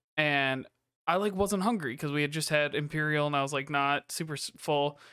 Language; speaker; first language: English; native; English